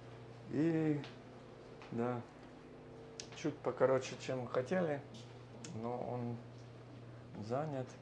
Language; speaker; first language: Russian; non-native, learner; English